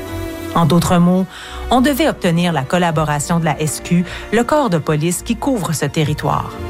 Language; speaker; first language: French; native; French